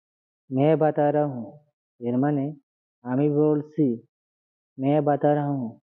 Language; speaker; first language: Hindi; non-native, fluent; Bangla